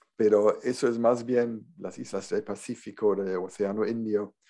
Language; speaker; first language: Spanish; non-native, fluent; German